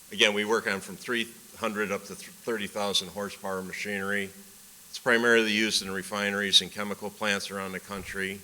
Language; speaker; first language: English; native; English